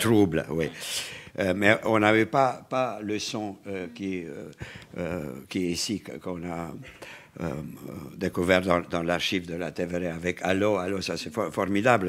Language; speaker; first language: French; non-native, fluent; Romanian